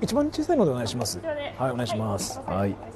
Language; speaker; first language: Japanese; native; Japanese